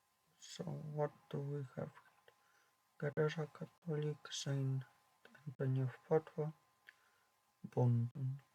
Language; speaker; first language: English; non-native, fluent; Polish